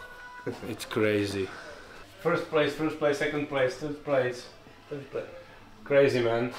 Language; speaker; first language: English; non-native, learner; Polish